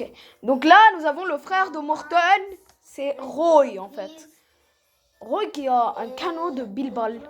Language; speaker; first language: French; native; French